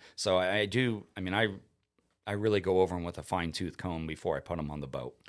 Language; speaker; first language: English; native; English